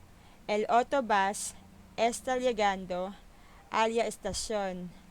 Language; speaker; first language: Spanish; non-native, learner; Filipino